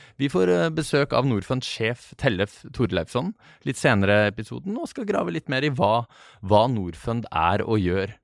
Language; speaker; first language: Norwegian; native; Norwegian